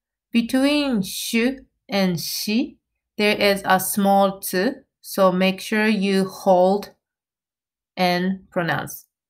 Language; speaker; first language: English; non-native, fluent; Japanese